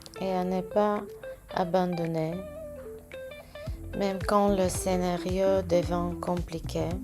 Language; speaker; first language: French; non-native, learner; Bulgarian